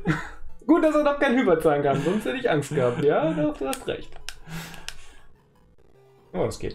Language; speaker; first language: German; native; German